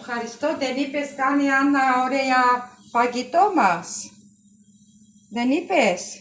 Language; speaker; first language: Greek; non-native, learner; Armenian